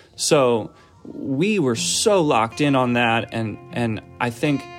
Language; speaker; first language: English; native; English